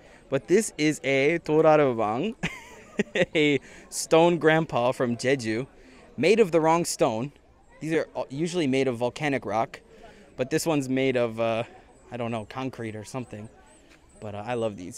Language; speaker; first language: English; native; English